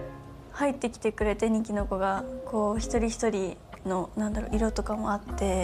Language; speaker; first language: Japanese; native; Japanese